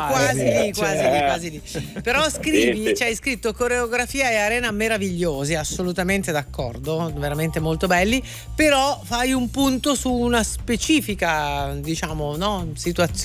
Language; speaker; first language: Italian; native; Italian